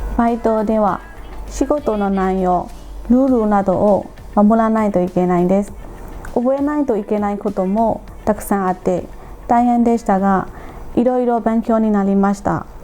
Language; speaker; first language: Japanese; non-native, fluent; Burmese